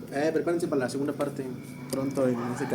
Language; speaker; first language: Spanish; native; Spanish